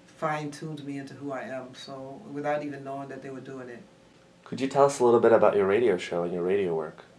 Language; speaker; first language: English; native; English